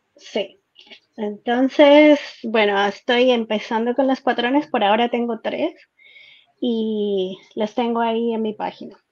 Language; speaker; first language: Spanish; native; Spanish